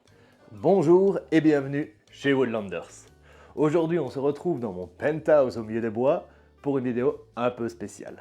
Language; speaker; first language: French; native; French